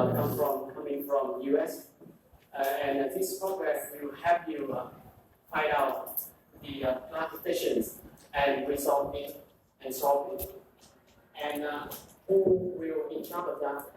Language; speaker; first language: English; non-native, fluent; Vietnamese